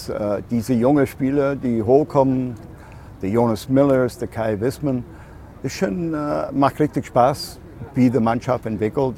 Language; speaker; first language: German; non-native, fluent; English